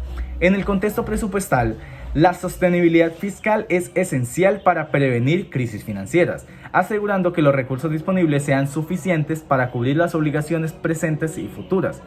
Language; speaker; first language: Spanish; native; Spanish